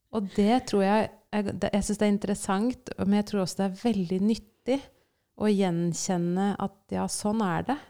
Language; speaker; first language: Norwegian; native; Norwegian